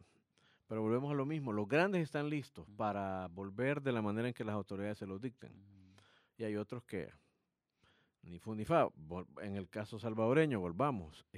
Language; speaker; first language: Spanish; native; Spanish